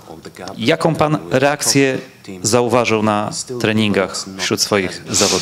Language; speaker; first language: Polish; native; Polish